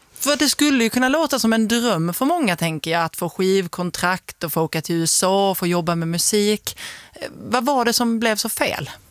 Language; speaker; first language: Swedish; native; Swedish